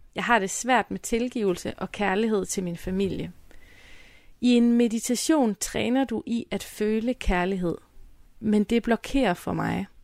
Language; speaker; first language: Danish; native; Danish